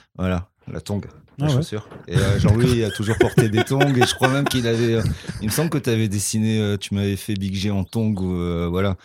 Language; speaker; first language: French; native; French